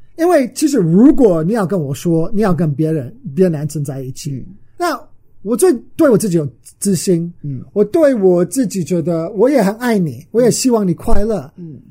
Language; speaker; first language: Chinese; non-native, fluent; English